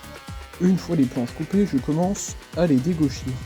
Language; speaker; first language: French; native; French